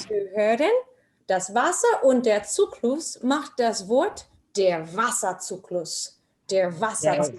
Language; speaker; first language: German; non-native, fluent; English